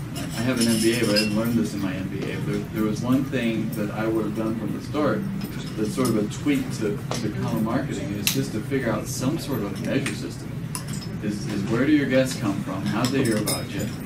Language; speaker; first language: English; non-native, fluent; Danish